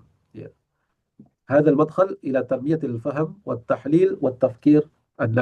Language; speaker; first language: Arabic; non-native, fluent; Indonesian